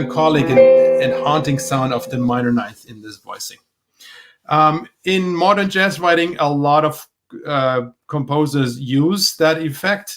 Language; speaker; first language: English; non-native, fluent; German